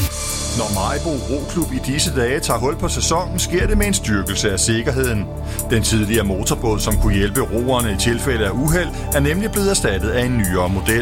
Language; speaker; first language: Danish; native; Danish